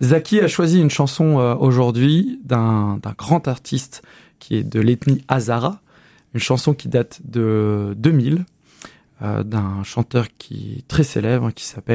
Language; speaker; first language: French; native; French